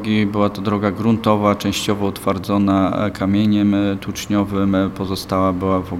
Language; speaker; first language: Polish; native; Polish